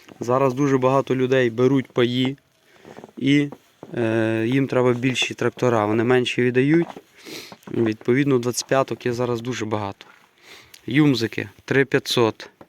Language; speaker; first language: Ukrainian; native; Ukrainian